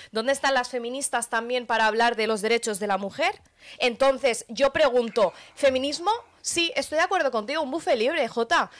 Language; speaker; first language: Spanish; early bilingual, other home language; Arabic